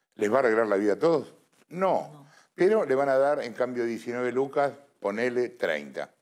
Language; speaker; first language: Spanish; native; Spanish